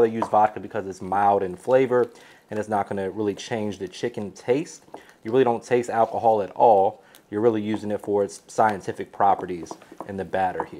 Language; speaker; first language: English; native; English